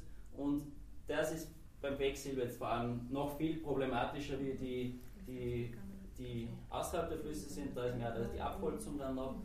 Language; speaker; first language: German; native; German